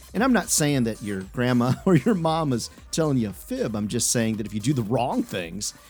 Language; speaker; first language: English; native; English